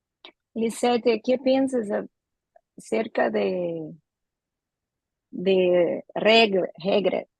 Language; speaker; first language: Spanish; non-native, learner; Portuguese